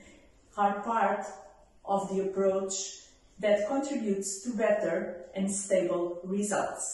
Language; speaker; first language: English; non-native, fluent; Portuguese